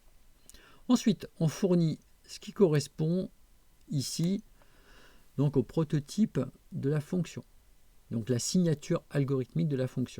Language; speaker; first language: French; native; French